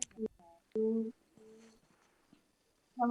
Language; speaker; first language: English; non-native, learner; Chinese